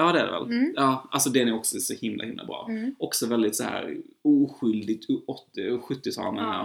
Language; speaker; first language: Swedish; native; Swedish